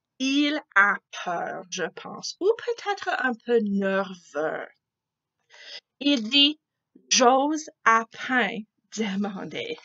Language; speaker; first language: French; non-native, fluent; English